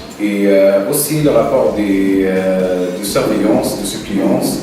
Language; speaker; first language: French; non-native, fluent; Arabic